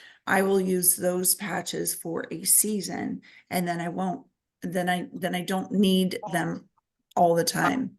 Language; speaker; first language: English; native; English